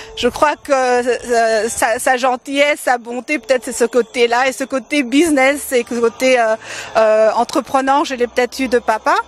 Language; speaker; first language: French; non-native, local second language; Lingala